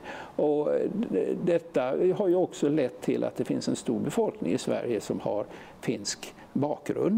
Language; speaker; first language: Swedish; native; Swedish